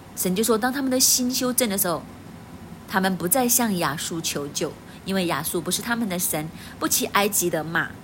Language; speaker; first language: Chinese; native; Chinese